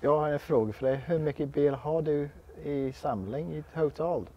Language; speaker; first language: Swedish; non-native, learner; English